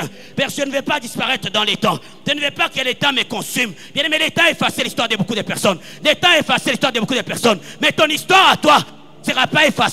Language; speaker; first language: French; non-native, local second language; Lingala